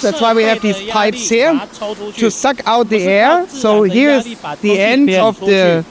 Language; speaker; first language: English; non-native, fluent; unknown